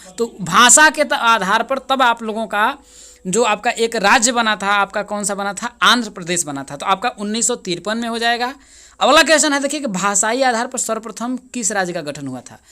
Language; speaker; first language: Hindi; native; Hindi